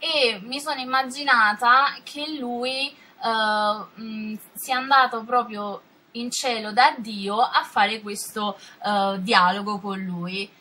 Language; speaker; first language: Italian; native; Italian